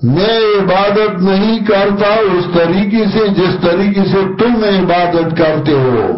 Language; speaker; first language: Urdu; non-native, local second language; Pashto